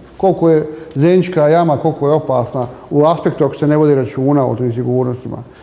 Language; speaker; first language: Bosnian; native; Bosnian